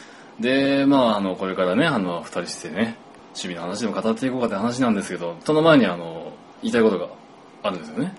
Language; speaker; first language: Japanese; native; Japanese